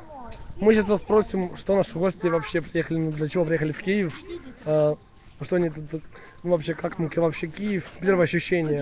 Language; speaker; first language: Russian; non-native, local second language; Ukrainian